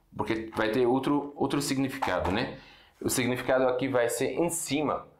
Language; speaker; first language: Portuguese; non-native, fluent; Arabic